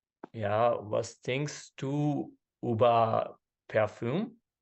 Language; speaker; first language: German; non-native, learner; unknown